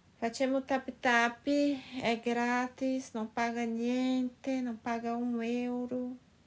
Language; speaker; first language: Italian; non-native, fluent; Portuguese